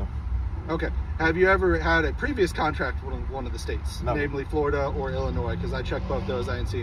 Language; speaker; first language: English; native; English